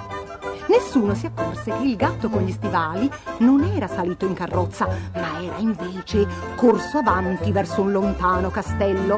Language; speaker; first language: Italian; native; Italian